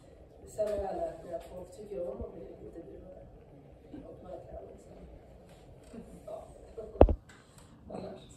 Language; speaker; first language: Swedish; native; Swedish